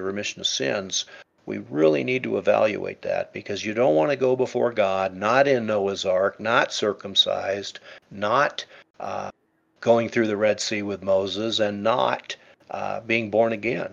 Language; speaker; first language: English; native; English